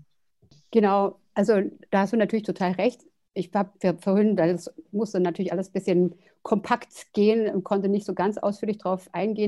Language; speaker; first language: German; native; German